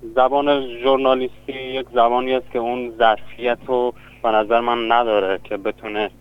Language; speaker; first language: Persian; non-native, local second language; Kurdish